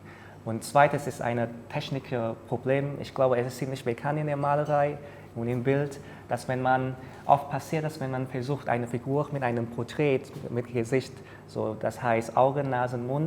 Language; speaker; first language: German; non-native, learner; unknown